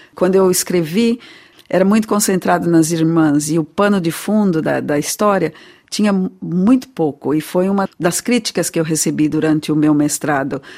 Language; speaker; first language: Portuguese; native; Portuguese